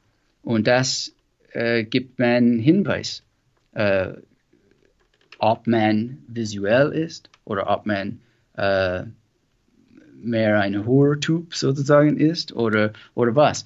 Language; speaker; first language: German; non-native, learner; English